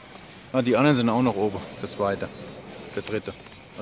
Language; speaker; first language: German; native; German